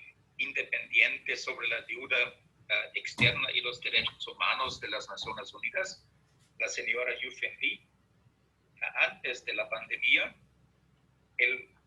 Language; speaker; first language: Spanish; non-native, fluent; German